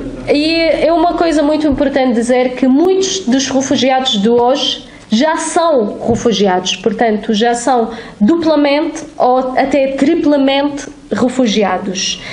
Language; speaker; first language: Portuguese; non-native, fluent; Arabic